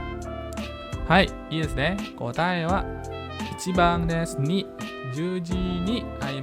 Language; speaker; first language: Japanese; non-native, fluent; Indonesian